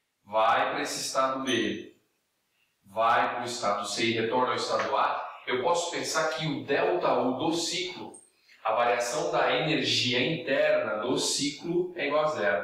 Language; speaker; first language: Portuguese; native; Portuguese